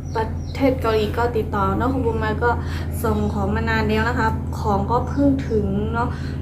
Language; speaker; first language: Thai; non-native, local second language; Khün